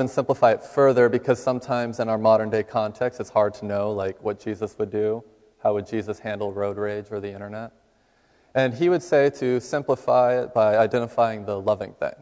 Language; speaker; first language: English; native; English